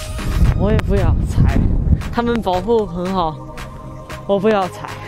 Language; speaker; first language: Chinese; non-native, fluent; English